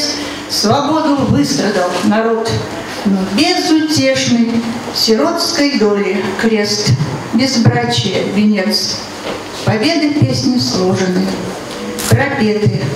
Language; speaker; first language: Russian; native; Russian